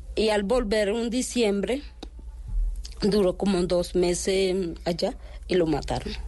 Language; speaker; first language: Spanish; non-native, local second language; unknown